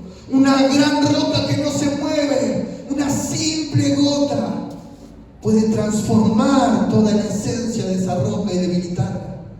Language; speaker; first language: Spanish; native; Spanish